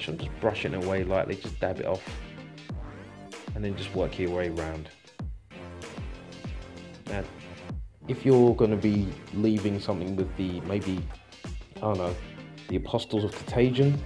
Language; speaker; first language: English; native; English